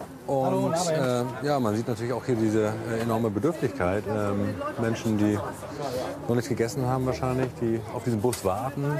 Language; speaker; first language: German; native; German